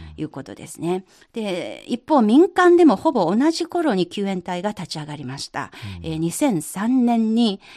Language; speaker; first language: Japanese; non-native, fluent; Chinese